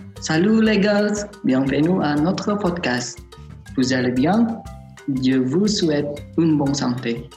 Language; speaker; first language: French; non-native, learner; Chinese